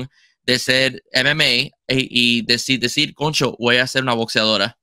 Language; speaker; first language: Spanish; early bilingual, heritage; Spanish